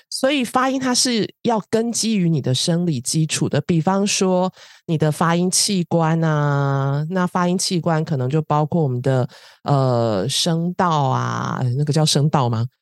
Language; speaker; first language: Chinese; native; Chinese